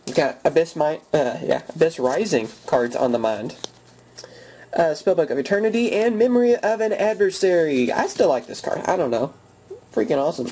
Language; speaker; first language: English; native; English